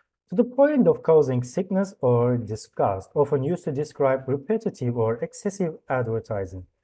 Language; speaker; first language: English; non-native, fluent; Turkish